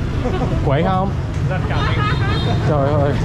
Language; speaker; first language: Vietnamese; early bilingual, heritage; Vietnamese